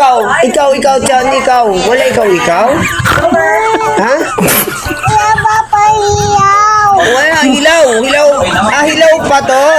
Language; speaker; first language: Filipino; non-native, local second language; Cebuano